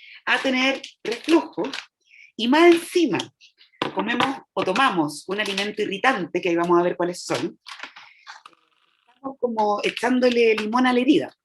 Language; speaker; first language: Spanish; native; Spanish